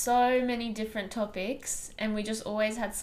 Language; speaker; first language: English; non-native, local second language; Tamil